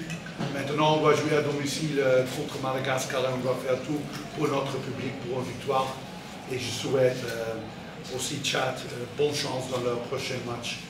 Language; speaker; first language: French; non-native, learner; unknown